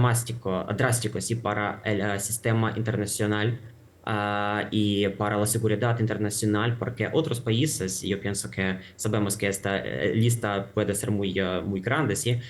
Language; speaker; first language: Spanish; non-native, fluent; Ukrainian